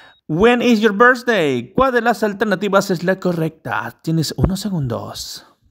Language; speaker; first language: Spanish; native; Spanish